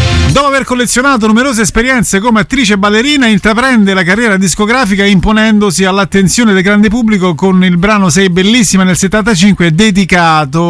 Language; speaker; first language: Italian; native; Italian